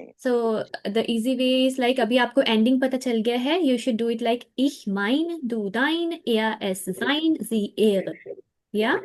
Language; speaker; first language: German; non-native, fluent; Hindi